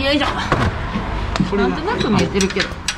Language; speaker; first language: Japanese; native; Japanese